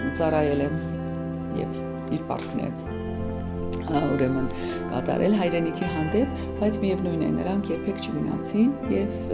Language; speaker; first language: Armenian; native; Armenian